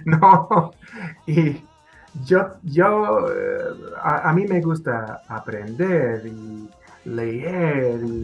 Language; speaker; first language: Spanish; non-native, fluent; English